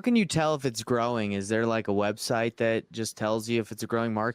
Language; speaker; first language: English; native; English